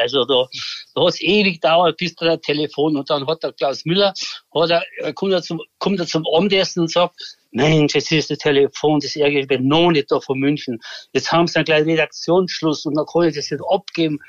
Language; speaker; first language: German; native; German